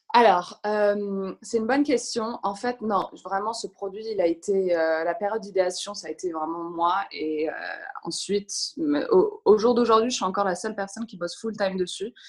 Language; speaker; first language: French; native; French